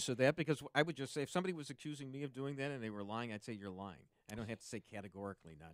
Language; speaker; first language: English; native; English